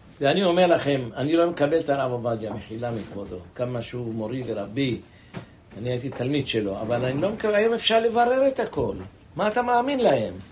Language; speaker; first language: Hebrew; native; Hebrew